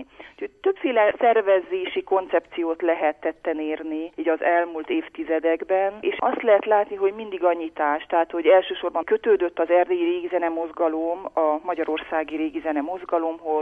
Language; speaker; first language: Hungarian; native; Hungarian